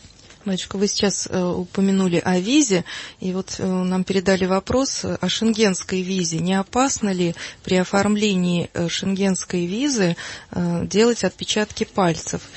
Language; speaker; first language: Russian; native; Russian